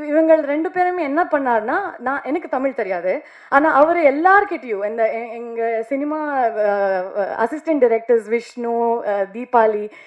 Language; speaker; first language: Tamil; non-native, learner; Kannada